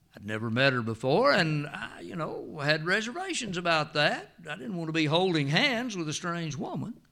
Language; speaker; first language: English; native; English